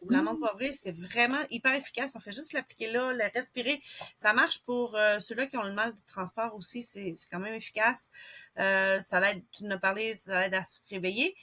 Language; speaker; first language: French; native; French